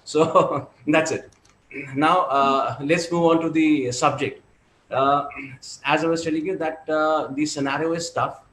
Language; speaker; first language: English; non-native, local second language; Hindi